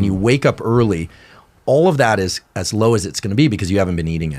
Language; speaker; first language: English; native; English